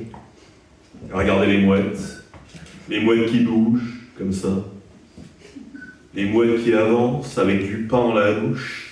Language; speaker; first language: French; native; French